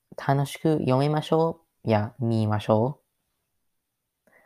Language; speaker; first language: Japanese; non-native, learner; English